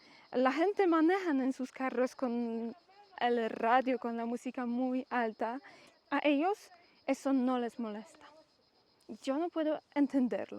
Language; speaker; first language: Spanish; non-native, learner; Polish